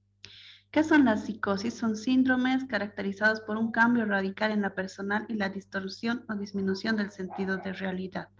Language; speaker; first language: Spanish; native; Spanish